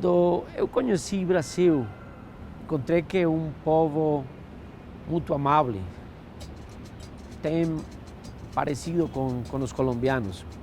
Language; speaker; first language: Portuguese; non-native, fluent; Spanish